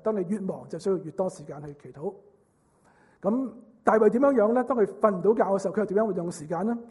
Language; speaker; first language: Cantonese; native; Cantonese